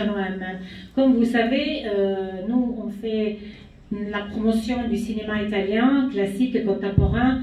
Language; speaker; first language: French; non-native, fluent; Italian